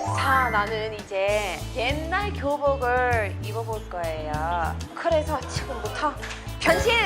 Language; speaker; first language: Korean; non-native, fluent; English